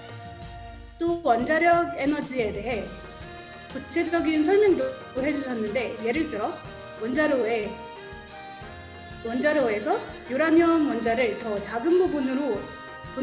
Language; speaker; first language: Korean; non-native, fluent; Arabic